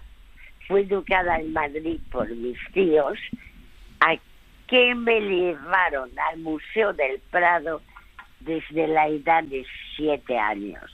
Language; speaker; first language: Spanish; early bilingual, other home language; French